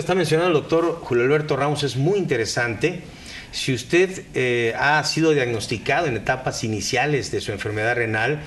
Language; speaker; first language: Spanish; native; Spanish